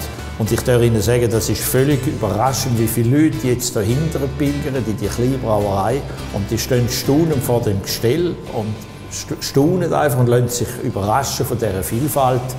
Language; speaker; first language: German; native; German